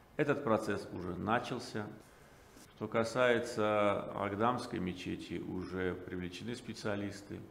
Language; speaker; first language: Russian; non-native, local second language; Azerbaijani